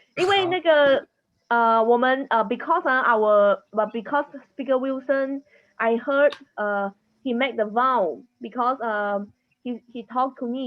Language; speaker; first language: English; non-native, learner; Chinese